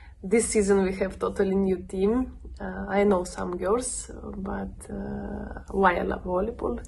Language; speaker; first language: English; non-native, learner; Russian